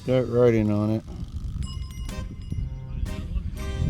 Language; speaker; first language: English; native; English